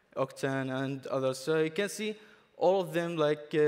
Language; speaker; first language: English; non-native, fluent; Arabic